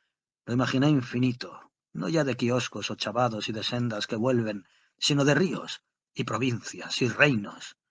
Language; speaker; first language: Spanish; native; Spanish